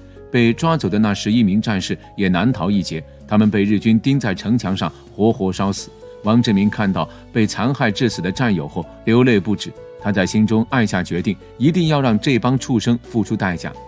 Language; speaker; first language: Chinese; native; Chinese